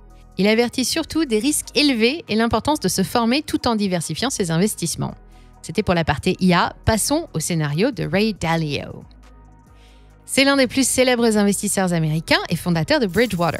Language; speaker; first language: French; native; French